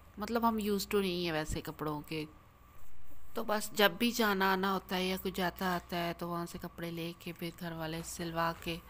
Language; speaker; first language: Urdu; native; Urdu